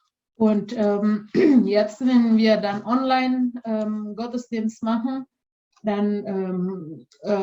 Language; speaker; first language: German; non-native, fluent; Indonesian